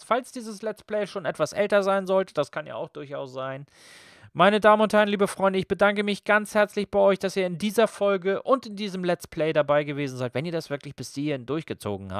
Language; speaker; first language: German; native; German